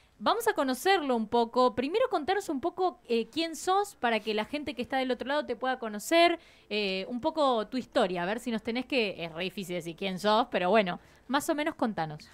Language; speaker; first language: Spanish; native; Spanish